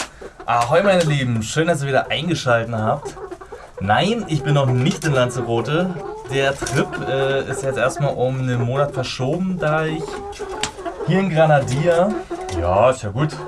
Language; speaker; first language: German; native; German